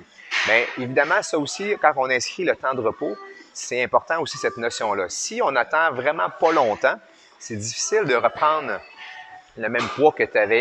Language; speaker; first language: French; native; French